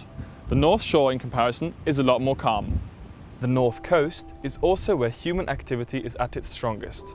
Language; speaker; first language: English; non-native, fluent; German